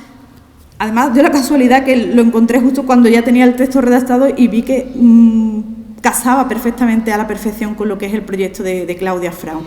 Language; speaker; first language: Spanish; native; Spanish